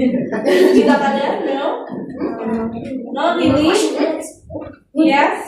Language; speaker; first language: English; non-native, fluent; Indonesian